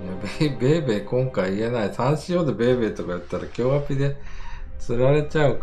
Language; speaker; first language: Japanese; native; Japanese